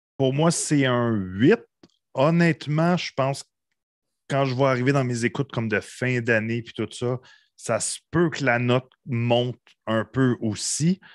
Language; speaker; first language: French; native; French